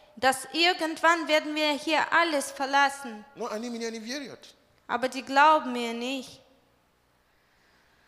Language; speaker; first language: German; non-native, fluent; Russian